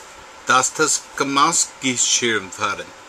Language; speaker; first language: German; non-native, learner; English